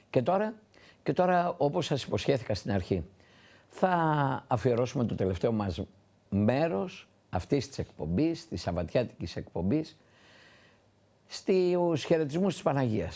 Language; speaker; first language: Greek; native; Greek